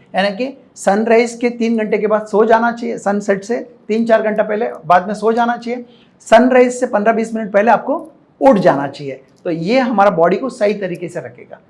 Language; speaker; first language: Hindi; non-native, local second language; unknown